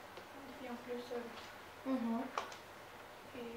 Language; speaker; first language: French; non-native, learner; Russian